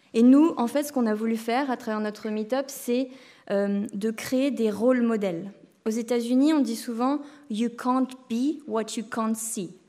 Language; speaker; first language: French; native; French